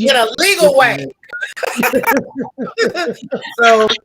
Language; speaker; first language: English; native; English